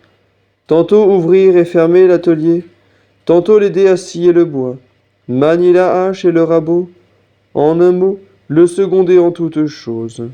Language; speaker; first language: French; native; French